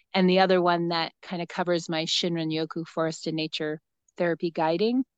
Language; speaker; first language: English; native; English